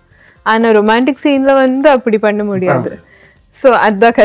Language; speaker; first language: Tamil; non-native, learner; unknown